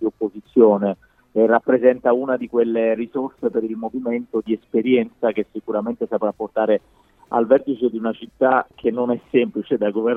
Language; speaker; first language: Italian; native; Italian